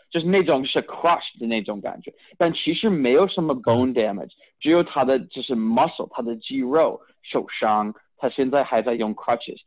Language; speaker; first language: Chinese; early bilingual, heritage; Chinese